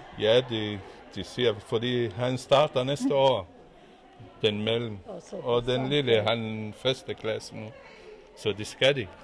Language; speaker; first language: Danish; non-native, learner; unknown